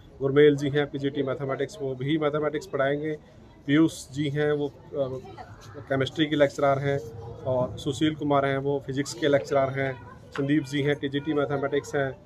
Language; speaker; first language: Hindi; native; Hindi